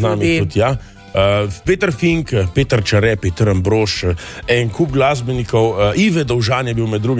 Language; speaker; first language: Slovenian; native; Slovenian